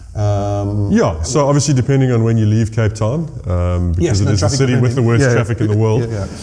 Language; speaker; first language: English; native; English